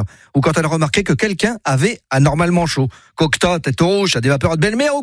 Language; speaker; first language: French; native; French